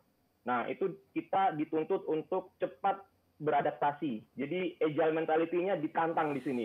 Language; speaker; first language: Indonesian; native; Indonesian